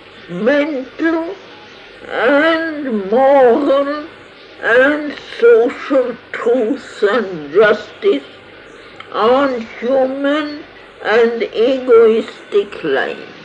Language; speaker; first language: English; non-native, fluent; French